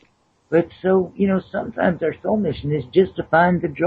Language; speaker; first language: English; native; English